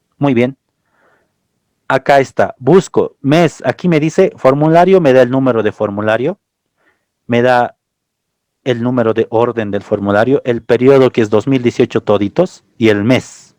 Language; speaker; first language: Spanish; native; Spanish